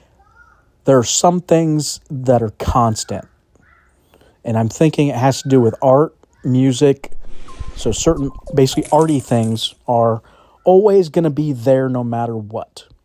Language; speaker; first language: English; native; English